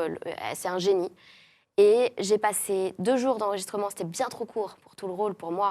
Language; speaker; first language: French; native; French